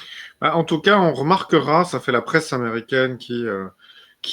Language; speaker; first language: French; native; French